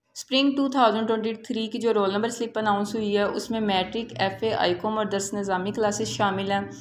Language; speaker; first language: Urdu; native; Urdu